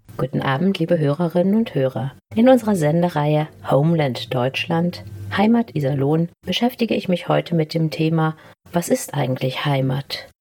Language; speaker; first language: German; native; German